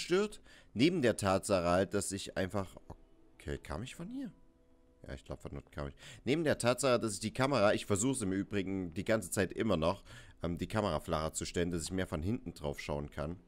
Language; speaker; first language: German; native; German